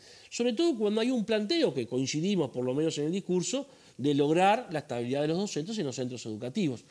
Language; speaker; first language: Spanish; native; Spanish